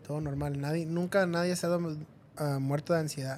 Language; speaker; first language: Spanish; early bilingual, heritage; Spanish